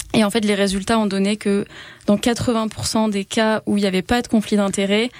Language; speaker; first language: French; native; French